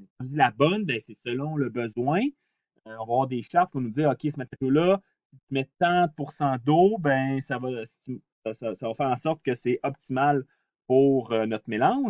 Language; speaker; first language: French; native; French